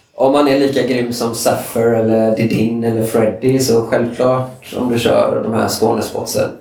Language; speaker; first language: Swedish; native; Swedish